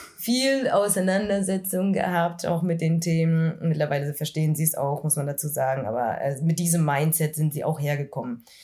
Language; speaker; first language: German; early bilingual, other home language; Vietnamese